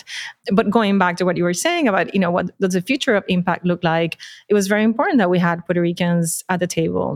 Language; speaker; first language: English; non-native, fluent; Spanish